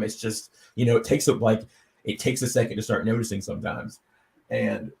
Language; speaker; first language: English; native; English